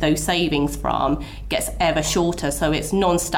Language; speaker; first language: English; native; English